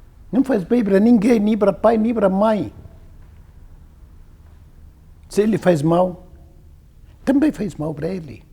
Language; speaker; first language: Portuguese; non-native, learner; Arabic